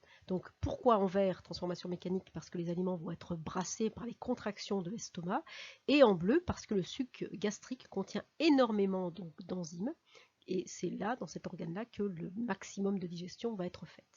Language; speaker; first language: French; native; French